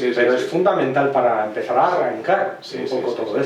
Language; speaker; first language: Spanish; native; Spanish